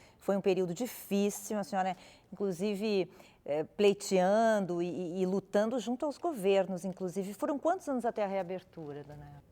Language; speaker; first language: Portuguese; native; Portuguese